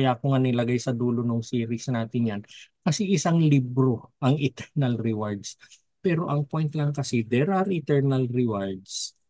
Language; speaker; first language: Filipino; non-native, local second language; Iloko